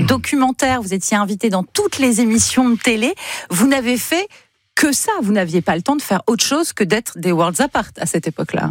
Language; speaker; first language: French; native; French